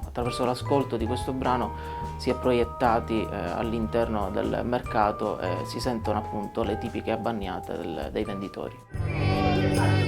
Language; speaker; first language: Italian; native; Italian